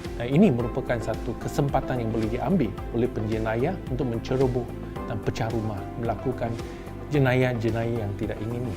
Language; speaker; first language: Malay; non-native, local second language; Chinese